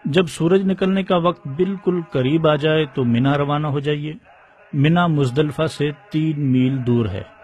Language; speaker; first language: Urdu; native; Urdu